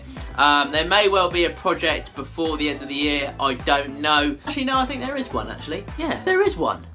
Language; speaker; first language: English; native; English